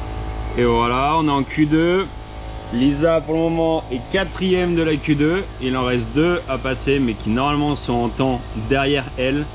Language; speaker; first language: French; native; French